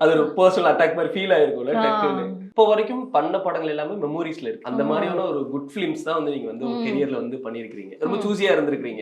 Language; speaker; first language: Tamil; native; Tamil